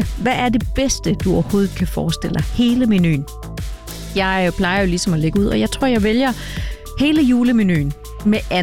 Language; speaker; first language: Danish; native; Danish